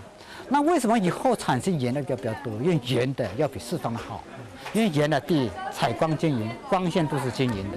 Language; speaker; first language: Chinese; native; Chinese